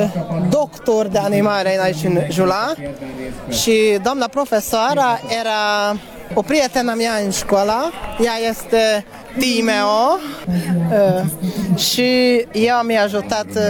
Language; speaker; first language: Romanian; non-native, local second language; Hungarian